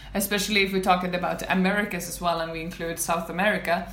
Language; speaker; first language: English; non-native, fluent; Swedish